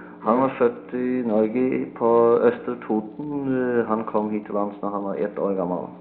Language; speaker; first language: Norwegian; early bilingual, heritage; Norwegian